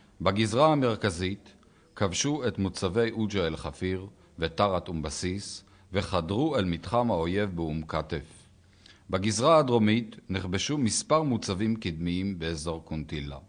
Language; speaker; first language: Hebrew; native; Hebrew